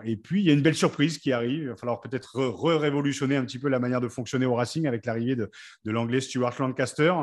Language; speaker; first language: French; native; French